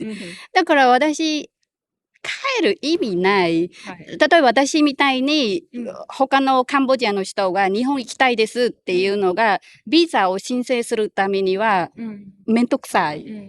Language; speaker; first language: Japanese; non-native, learner; Khmer